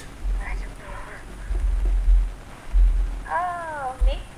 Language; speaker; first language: English; non-native, learner; Vietnamese